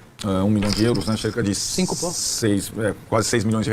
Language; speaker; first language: Portuguese; native; Portuguese